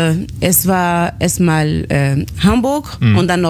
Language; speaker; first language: German; non-native, fluent; French